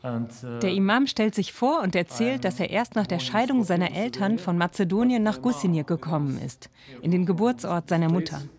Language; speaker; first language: German; native; German